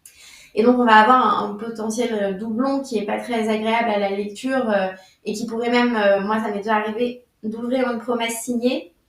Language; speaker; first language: French; native; French